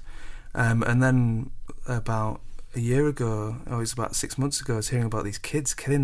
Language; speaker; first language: English; native; English